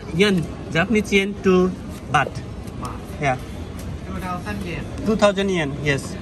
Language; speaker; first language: English; non-native, learner; Nepali